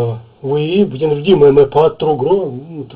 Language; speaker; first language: French; non-native, learner; Russian